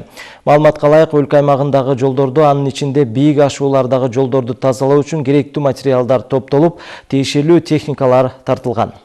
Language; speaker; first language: Kyrgyz; native; Kyrgyz